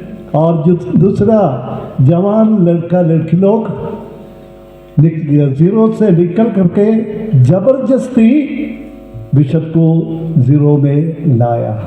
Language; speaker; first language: Hindi; non-native, local second language; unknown